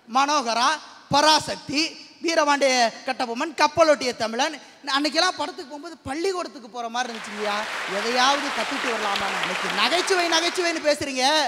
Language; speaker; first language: Tamil; native; Tamil